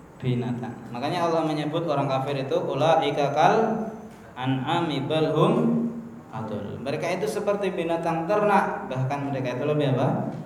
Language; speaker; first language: Indonesian; native; Indonesian